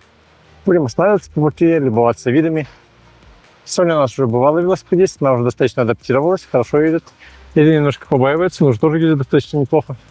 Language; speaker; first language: Russian; native; Russian